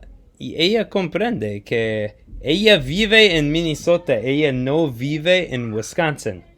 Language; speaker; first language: Spanish; non-native, fluent; English